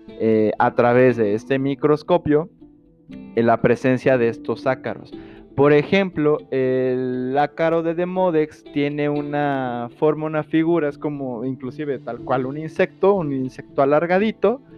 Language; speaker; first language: Spanish; native; Spanish